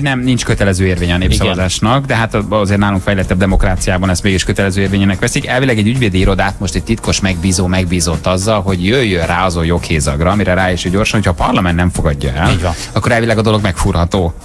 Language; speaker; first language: Hungarian; native; Hungarian